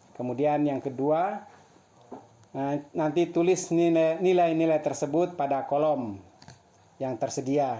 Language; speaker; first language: Indonesian; native; Indonesian